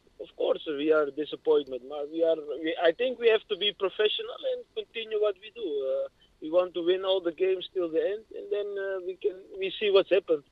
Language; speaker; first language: English; non-native, learner; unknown